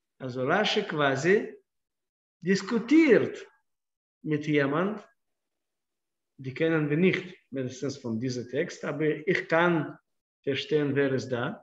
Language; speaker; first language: German; non-native, fluent; Russian